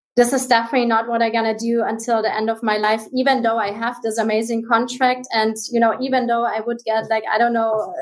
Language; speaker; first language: English; non-native, fluent; German